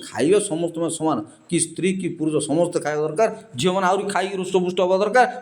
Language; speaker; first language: Odia; native; Odia